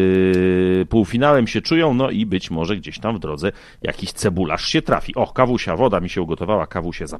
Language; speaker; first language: Polish; native; Polish